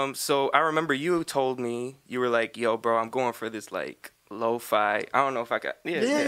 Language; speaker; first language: English; native; English